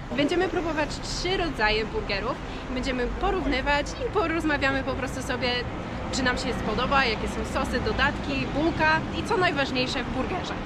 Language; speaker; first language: Polish; early bilingual, heritage; Polish